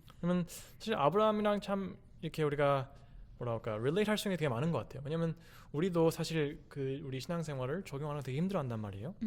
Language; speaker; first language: Korean; early bilingual, heritage; Korean